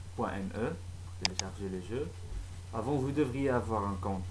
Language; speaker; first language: French; non-native, fluent; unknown